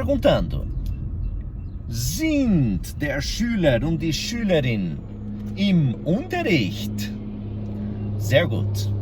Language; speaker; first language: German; non-native, fluent; Portuguese